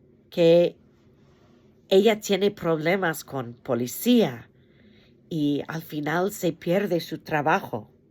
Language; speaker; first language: Spanish; non-native, fluent; English